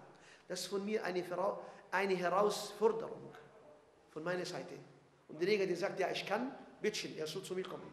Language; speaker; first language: German; non-native, fluent; Arabic